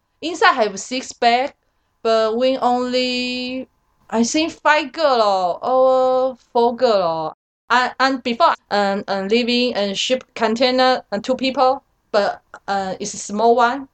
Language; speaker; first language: English; non-native, learner; Chinese